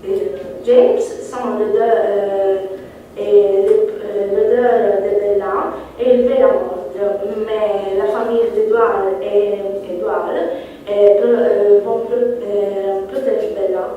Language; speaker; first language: French; non-native, learner; Italian